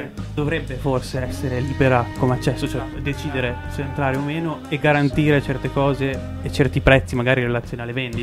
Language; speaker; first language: Italian; native; Italian